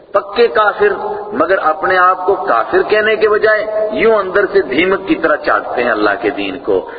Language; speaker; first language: Urdu; native; Urdu